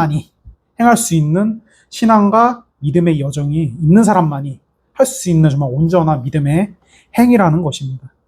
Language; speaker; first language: Korean; native; Korean